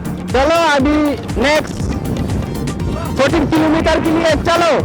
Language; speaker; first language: Hindi; non-native, local second language; Kok Borok